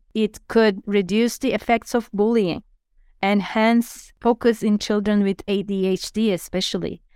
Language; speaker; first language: English; non-native, fluent; Turkish